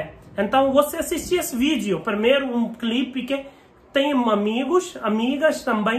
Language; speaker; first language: Portuguese; non-native, learner; Hindi